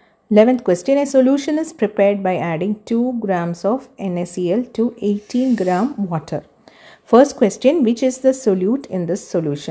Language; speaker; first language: English; non-native, local second language; Malayalam